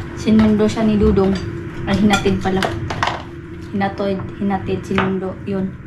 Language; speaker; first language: Filipino; non-native, local second language; Cebuano